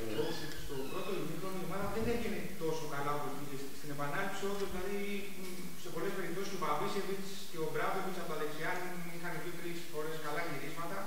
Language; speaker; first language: Greek; native; Greek